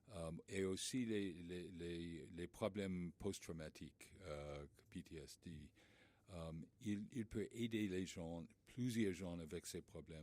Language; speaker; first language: French; non-native, learner; English